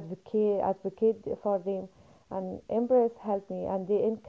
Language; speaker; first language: English; non-native, fluent; Persian